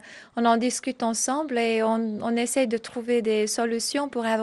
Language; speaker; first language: French; non-native, fluent; Croatian